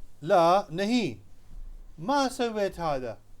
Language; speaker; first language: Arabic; non-native, fluent; Urdu